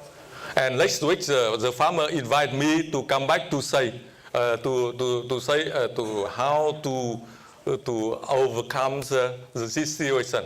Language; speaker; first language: English; non-native, fluent; Vietnamese